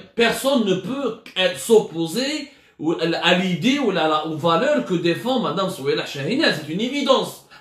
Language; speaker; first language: French; non-native, local second language; Arabic